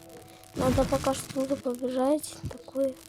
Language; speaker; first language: Russian; native; Russian